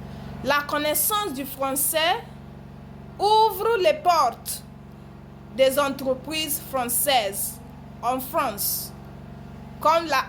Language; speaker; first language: French; non-native, learner; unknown